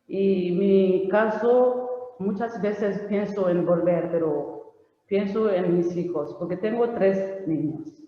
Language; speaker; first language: Spanish; non-native, learner; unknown